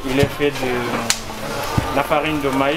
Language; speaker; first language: French; non-native, fluent; Luo (Kenya and Tanzania)